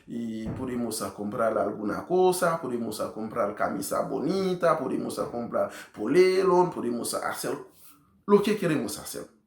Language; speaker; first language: Spanish; non-native, learner; Haitian Creole